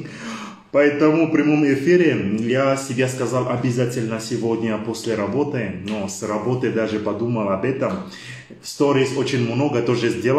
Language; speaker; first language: Russian; non-native, learner; French